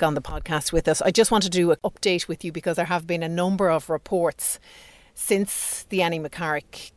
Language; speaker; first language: English; native; English